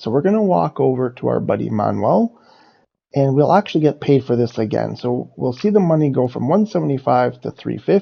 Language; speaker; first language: English; native; English